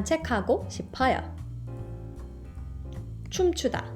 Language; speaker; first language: Korean; non-native, fluent; English